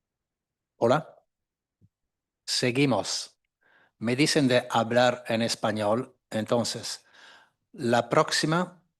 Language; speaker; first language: Spanish; non-native, fluent; Italian